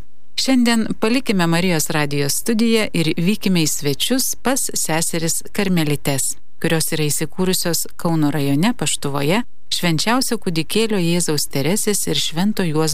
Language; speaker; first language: Lithuanian; native; Lithuanian